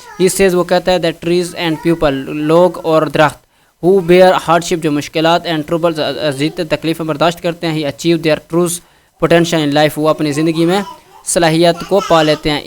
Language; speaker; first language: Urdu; non-native, local second language; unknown